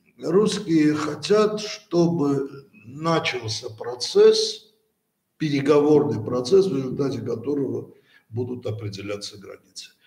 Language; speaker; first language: Russian; native; Russian